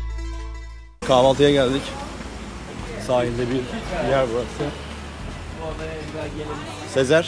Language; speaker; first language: Turkish; native; Turkish